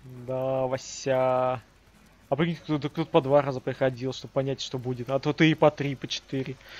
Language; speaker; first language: Russian; native; Russian